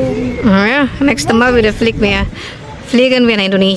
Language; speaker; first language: German; non-native, learner; Indonesian